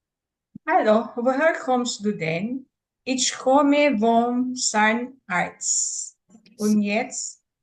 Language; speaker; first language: German; non-native, learner; Filipino